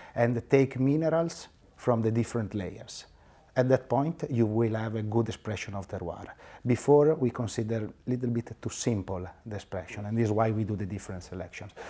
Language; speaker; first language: English; non-native, fluent; Italian